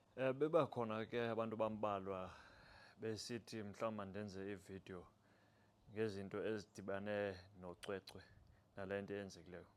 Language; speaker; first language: Xhosa; native; Xhosa